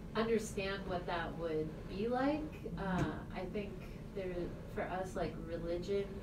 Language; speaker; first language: English; native; English